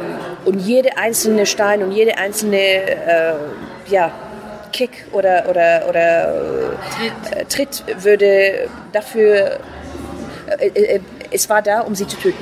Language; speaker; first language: German; non-native, fluent; Persian